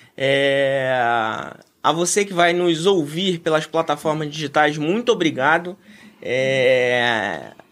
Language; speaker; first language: Portuguese; native; Portuguese